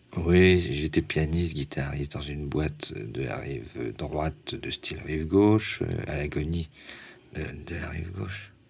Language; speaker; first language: French; native; French